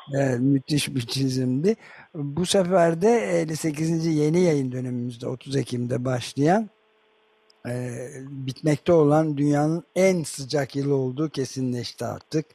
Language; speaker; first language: Turkish; native; Turkish